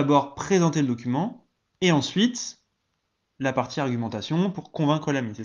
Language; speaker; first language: French; native; French